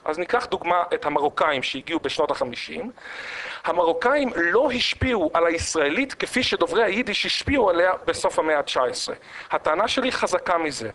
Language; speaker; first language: Hebrew; native; Hebrew